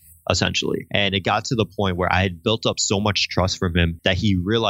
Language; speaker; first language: English; native; English